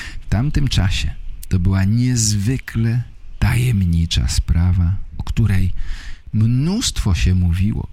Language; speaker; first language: Polish; native; Polish